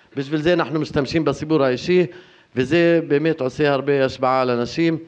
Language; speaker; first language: Hebrew; non-native, fluent; Arabic